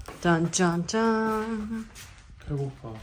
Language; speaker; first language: Korean; non-native, learner; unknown